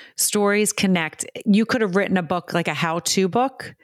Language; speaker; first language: English; native; English